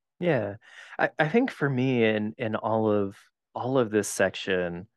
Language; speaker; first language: English; native; English